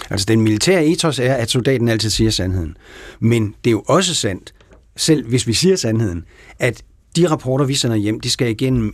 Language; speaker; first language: Danish; native; Danish